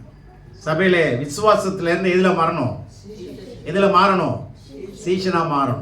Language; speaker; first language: Tamil; native; Tamil